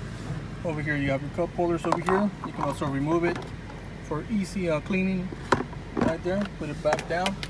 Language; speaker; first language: English; native; English